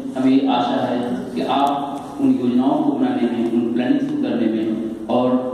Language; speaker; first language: Hindi; native; Hindi